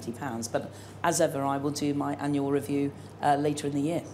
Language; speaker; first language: English; native; English